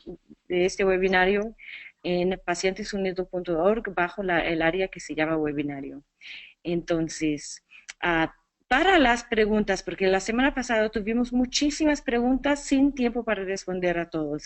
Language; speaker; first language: Spanish; non-native, fluent; English